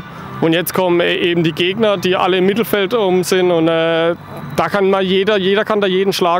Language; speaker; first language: German; native; German